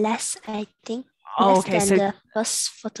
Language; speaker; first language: English; non-native, learner; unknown